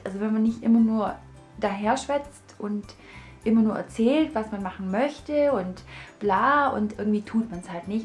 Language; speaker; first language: German; native; German